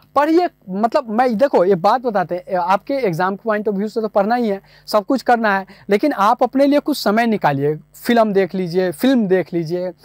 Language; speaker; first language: Hindi; native; Hindi